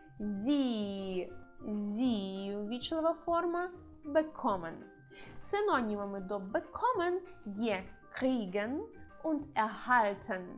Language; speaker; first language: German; non-native, fluent; Ukrainian